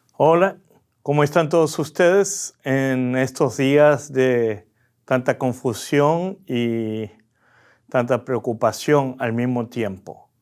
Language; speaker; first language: Spanish; early bilingual, other home language; Korean